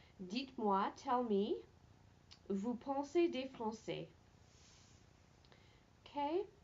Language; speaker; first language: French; non-native, fluent; English